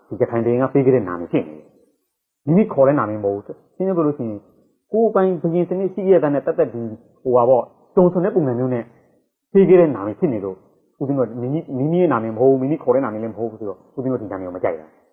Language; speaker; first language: Burmese; non-native, local second language; Chakma